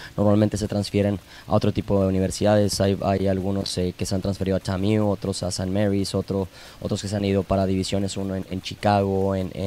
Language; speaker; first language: Spanish; native; Spanish